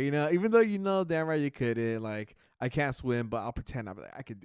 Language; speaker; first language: English; native; English